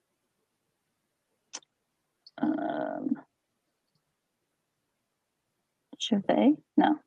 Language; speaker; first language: French; non-native, learner; English